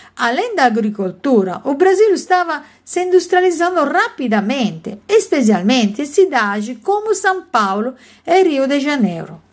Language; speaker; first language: Portuguese; non-native, learner; Italian